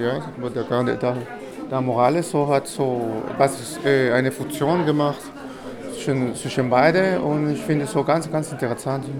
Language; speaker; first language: German; non-native, learner; Spanish